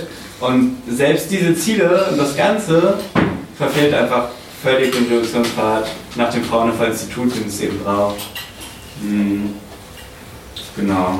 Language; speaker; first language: German; native; German